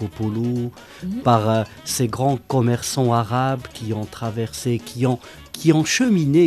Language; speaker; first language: French; non-native, local second language; Arabic